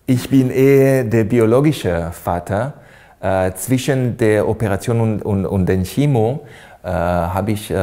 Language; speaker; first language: German; non-native, fluent; Hebrew